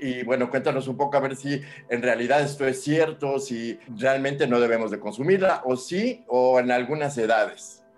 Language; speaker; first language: Spanish; native; Spanish